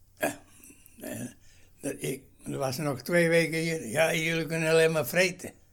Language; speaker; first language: Dutch; non-native, learner; Italian